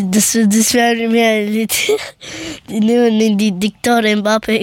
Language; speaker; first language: German; early bilingual, other home language; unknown